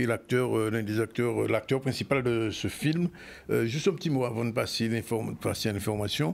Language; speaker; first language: French; native; French